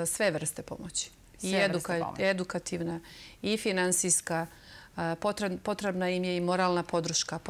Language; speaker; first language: Serbian; native; Serbian